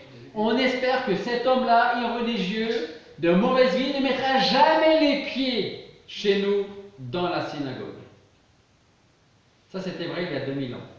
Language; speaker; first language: French; native; French